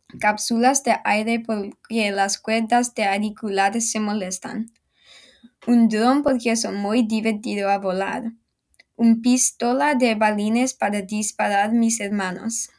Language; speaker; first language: Spanish; non-native, learner; English